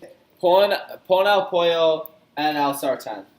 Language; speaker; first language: Spanish; non-native, learner; English